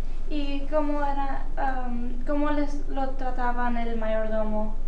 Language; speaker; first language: Spanish; early bilingual, heritage; Spanish